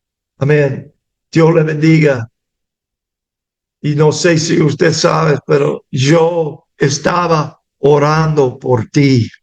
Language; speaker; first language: Spanish; non-native, fluent; English